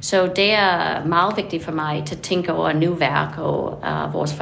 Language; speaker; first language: Danish; non-native, fluent; English